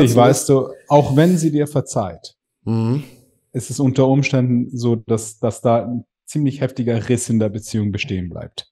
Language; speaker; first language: German; native; German